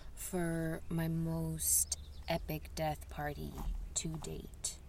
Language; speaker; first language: English; early bilingual, other home language; Spanish